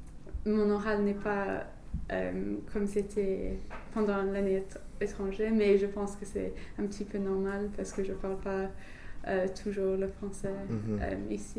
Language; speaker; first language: French; non-native, fluent; English